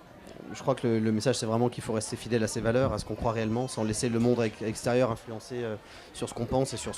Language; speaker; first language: French; native; French